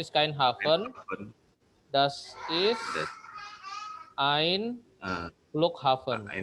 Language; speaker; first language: German; non-native, fluent; Indonesian